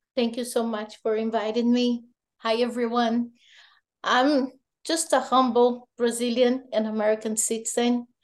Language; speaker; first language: English; non-native, fluent; Portuguese